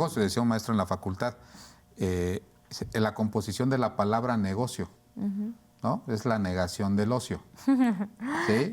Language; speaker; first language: Spanish; native; Spanish